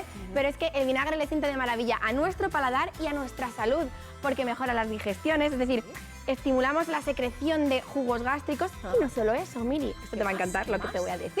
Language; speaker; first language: Spanish; native; Spanish